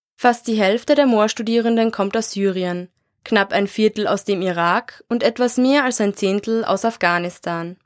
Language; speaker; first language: German; native; German